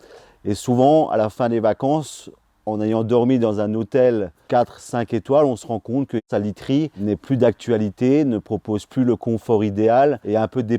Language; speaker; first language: French; native; French